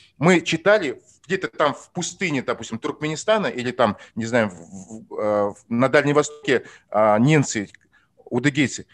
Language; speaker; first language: Russian; non-native, local second language; Kazakh